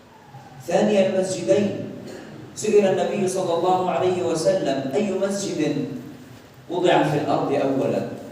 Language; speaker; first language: Indonesian; non-native, fluent; Arabic